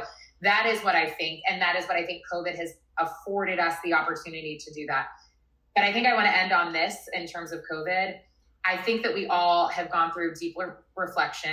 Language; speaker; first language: English; native; English